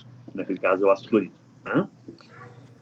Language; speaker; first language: Portuguese; native; Portuguese